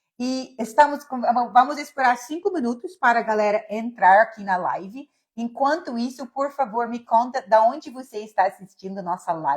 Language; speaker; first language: Portuguese; non-native, fluent; English